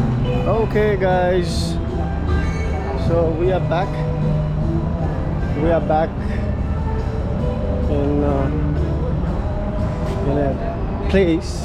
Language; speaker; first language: English; non-native, local second language; Hindi